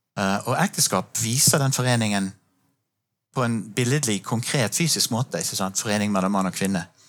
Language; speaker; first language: Norwegian; non-native, fluent; English